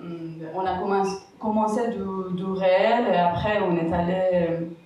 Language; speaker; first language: French; non-native, fluent; Persian